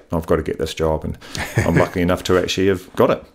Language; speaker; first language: English; native; English